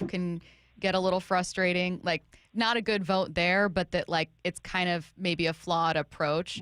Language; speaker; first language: English; native; English